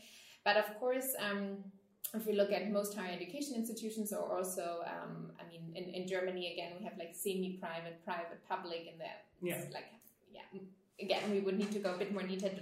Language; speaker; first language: English; non-native, fluent; German